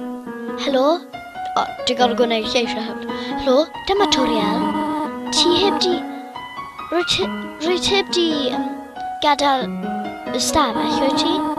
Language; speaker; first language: Welsh; non-native, local second language; English